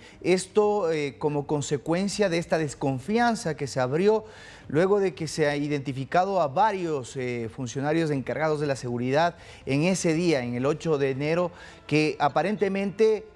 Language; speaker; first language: Spanish; native; Spanish